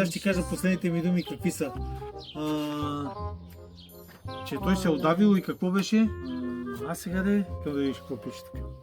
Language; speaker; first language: Bulgarian; native; Bulgarian